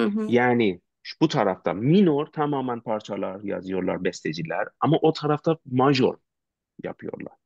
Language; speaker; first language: Turkish; non-native, learner; Persian